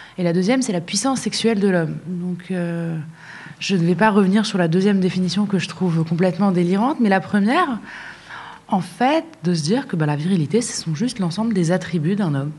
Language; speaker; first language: French; non-native, local second language; Arabic